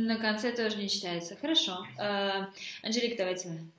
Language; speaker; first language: Russian; native; Russian